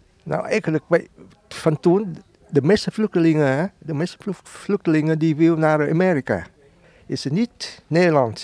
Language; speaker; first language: Dutch; non-native, learner; Vietnamese